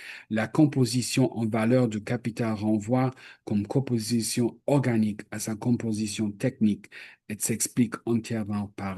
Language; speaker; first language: French; non-native, fluent; English